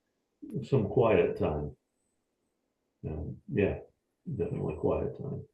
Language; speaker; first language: English; native; English